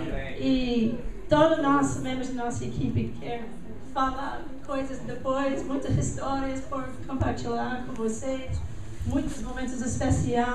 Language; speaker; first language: Portuguese; non-native, learner; English